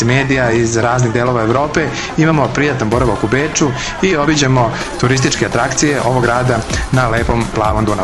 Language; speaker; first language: Serbian; native; Serbian